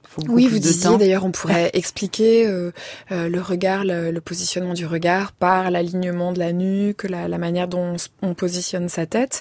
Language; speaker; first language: French; native; French